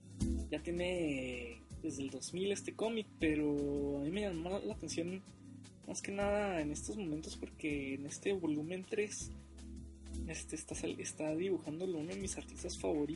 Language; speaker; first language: Spanish; native; Spanish